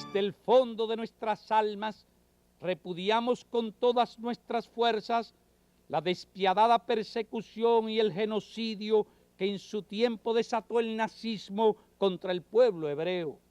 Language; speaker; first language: Spanish; native; Spanish